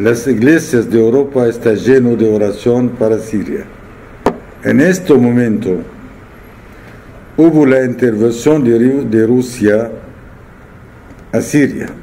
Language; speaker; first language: Spanish; non-native, fluent; Arabic